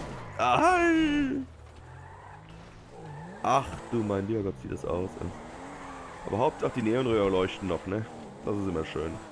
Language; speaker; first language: German; native; German